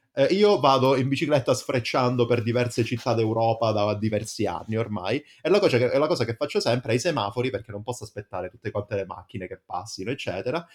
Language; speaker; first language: Italian; native; Italian